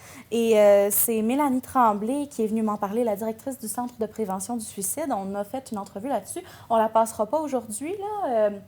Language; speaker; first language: French; native; French